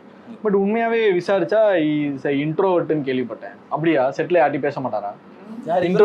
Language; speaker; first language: Tamil; native; Tamil